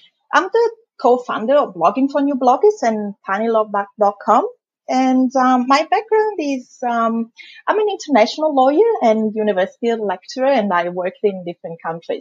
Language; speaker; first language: English; non-native, fluent; Italian